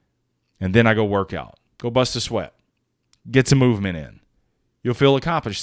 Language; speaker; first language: English; native; English